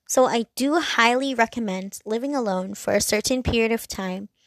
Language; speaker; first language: English; non-native, local second language; Cantonese